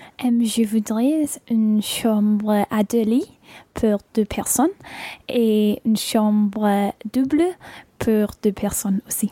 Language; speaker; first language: French; non-native, learner; English